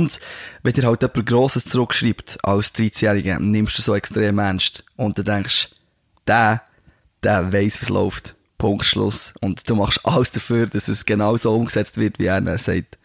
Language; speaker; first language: German; native; German